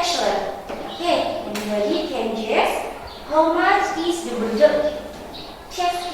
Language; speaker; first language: English; non-native, learner; Indonesian